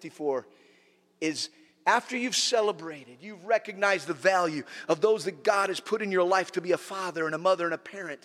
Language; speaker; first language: English; native; English